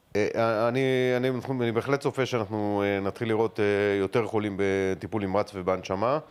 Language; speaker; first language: Hebrew; native; Hebrew